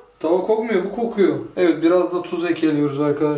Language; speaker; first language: Turkish; native; Turkish